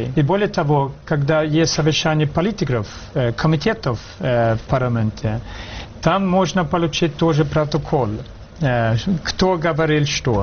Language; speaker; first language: Ukrainian; non-native, learner; Swedish